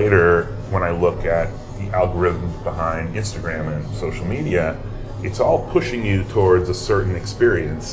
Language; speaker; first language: English; native; English